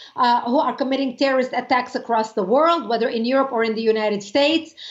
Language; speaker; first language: English; non-native, fluent; Arabic